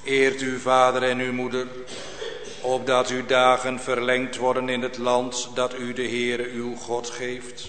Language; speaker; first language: Dutch; native; Dutch